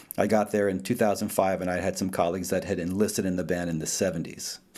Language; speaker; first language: English; early bilingual, other home language; Italian